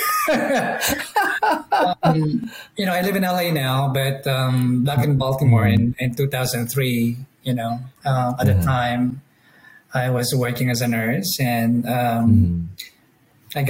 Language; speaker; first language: English; non-native, local second language; Iloko